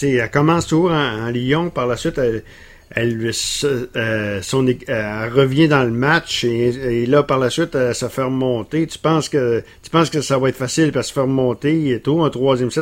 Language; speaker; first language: French; native; French